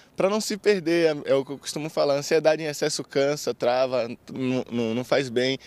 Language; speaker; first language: Portuguese; native; Portuguese